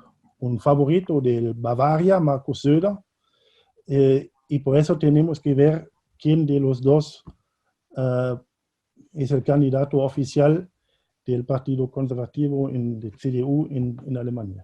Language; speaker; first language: Spanish; non-native, fluent; German